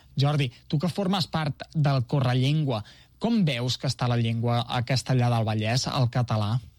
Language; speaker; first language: Catalan; native; Catalan